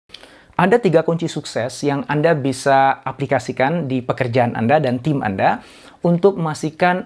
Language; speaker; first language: Indonesian; native; Indonesian